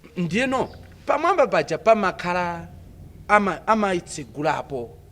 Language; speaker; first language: Nyanja; non-native, local second language; Tumbuka